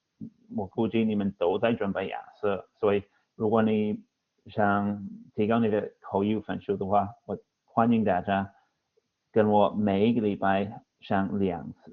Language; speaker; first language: Chinese; non-native, fluent; English